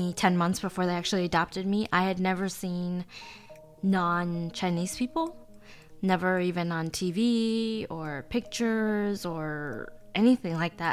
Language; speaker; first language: English; early bilingual, other home language; Chinese